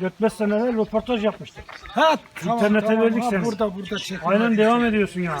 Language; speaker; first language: Turkish; native; Turkish